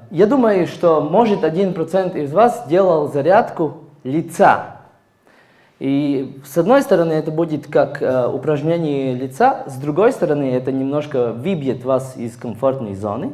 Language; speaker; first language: Russian; non-native, fluent; Latvian